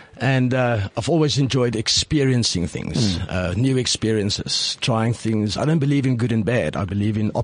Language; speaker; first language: English; non-native, local second language; Afrikaans